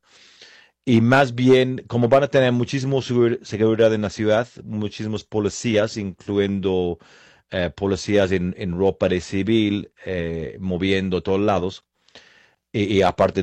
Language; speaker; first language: Spanish; non-native, fluent; English